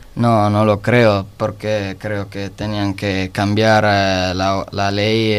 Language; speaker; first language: Spanish; non-native, learner; Italian